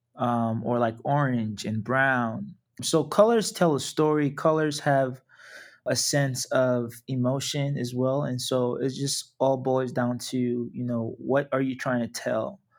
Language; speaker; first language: English; non-native, local second language; Yoruba